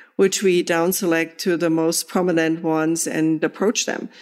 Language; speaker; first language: English; non-native, fluent; German